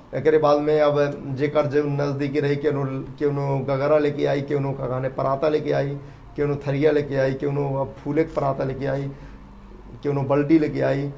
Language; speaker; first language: Bhojpuri; non-native, local second language; Dangaura Tharu